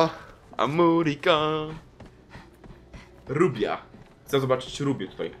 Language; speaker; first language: Polish; native; Polish